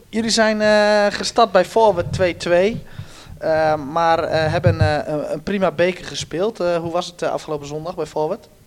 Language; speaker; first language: Dutch; native; Dutch